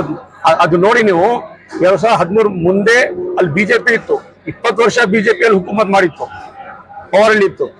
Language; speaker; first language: Kannada; non-native, local second language; Urdu